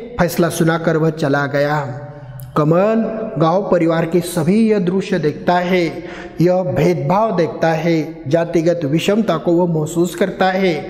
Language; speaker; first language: Hindi; non-native, local second language; Marathi